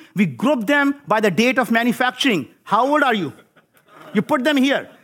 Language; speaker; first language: English; non-native, local second language; Hindi